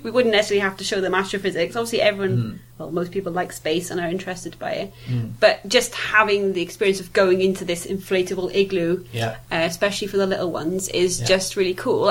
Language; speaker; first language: English; native; English